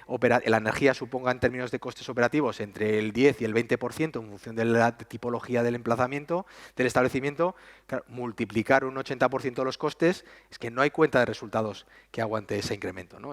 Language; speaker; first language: Spanish; native; Spanish